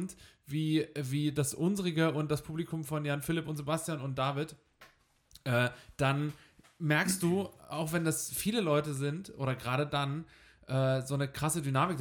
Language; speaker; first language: German; native; German